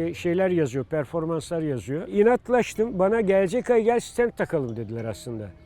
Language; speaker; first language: Turkish; native; Turkish